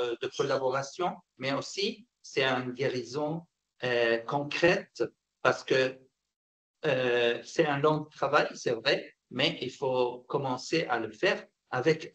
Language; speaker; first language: French; non-native, fluent; Arabic